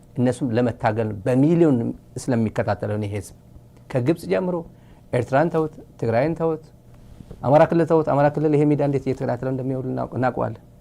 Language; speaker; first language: Amharic; non-native, local second language; Tigrinya